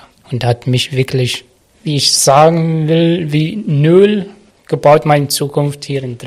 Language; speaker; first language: German; non-native, learner; Arabic